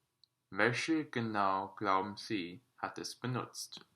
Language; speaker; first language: German; non-native, learner; English